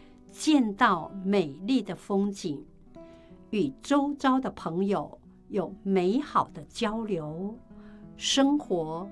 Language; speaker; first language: Chinese; native; Chinese